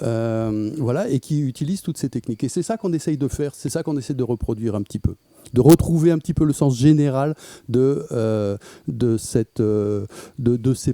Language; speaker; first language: French; native; French